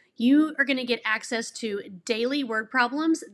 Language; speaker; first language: English; native; English